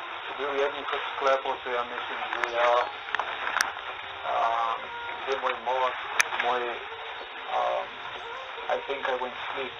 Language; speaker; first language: Polish; non-native, learner; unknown